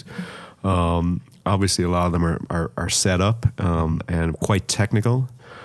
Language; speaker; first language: English; native; English